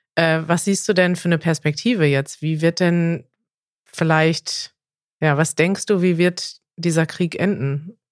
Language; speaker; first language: German; native; German